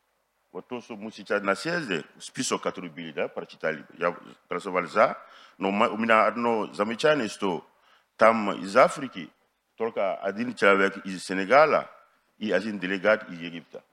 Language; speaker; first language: Russian; non-native, fluent; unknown